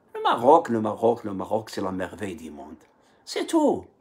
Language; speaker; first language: French; non-native, local second language; Arabic